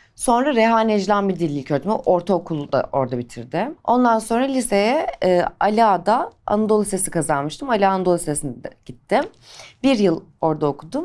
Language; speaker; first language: Turkish; native; Turkish